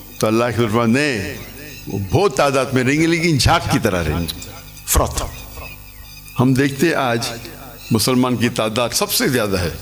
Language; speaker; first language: Urdu; non-native, local second language; English